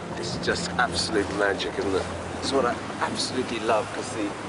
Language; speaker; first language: English; native; English